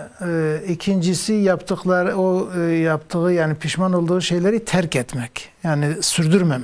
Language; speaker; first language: Turkish; non-native, local second language; Kurdish